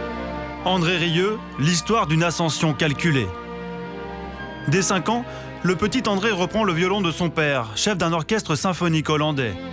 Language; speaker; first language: French; native; French